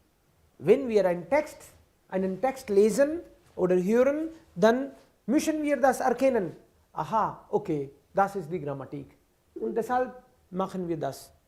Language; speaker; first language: German; non-native, fluent; Hindi